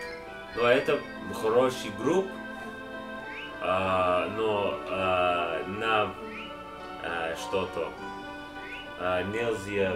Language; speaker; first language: Russian; non-native, learner; English